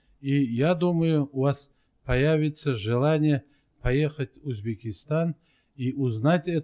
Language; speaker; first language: Russian; non-native, local second language; Uzbek